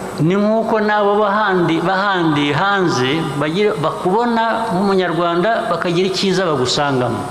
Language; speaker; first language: Kinyarwanda; early bilingual, heritage; Kinyarwanda